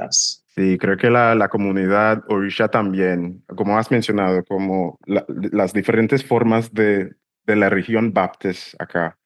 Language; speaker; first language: Spanish; non-native, fluent; English